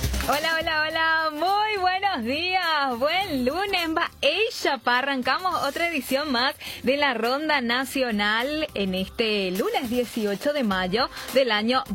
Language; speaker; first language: Spanish; native; Spanish